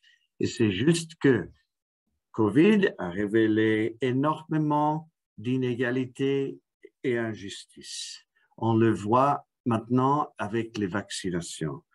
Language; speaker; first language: French; non-native, fluent; English